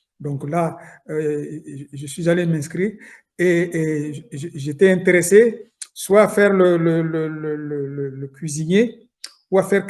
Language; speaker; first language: French; non-native, local second language; Soninke